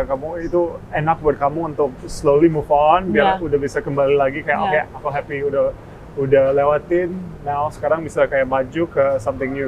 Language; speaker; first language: Indonesian; early bilingual, heritage; English